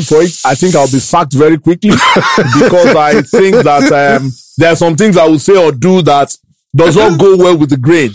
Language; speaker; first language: English; non-native, local second language; Yoruba